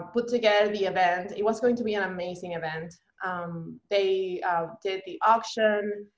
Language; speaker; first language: English; non-native, fluent; Spanish